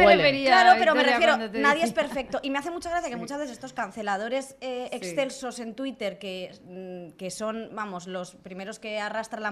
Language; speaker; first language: Spanish; native; Spanish